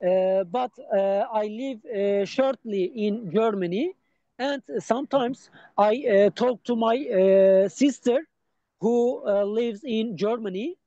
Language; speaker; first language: English; non-native, learner; Turkish